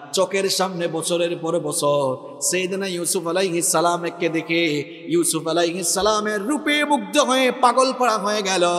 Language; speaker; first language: Bangla; native; Bangla